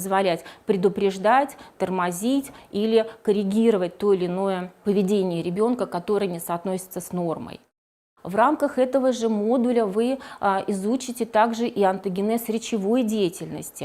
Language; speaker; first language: Russian; native; Russian